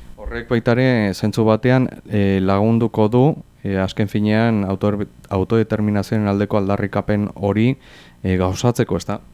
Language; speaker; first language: Basque; native; Basque